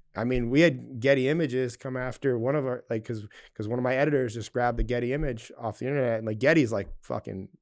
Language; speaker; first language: English; native; English